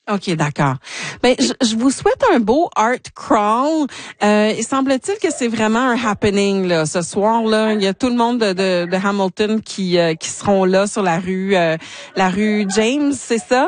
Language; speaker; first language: French; native; French